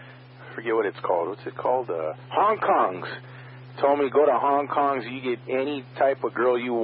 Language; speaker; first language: English; native; English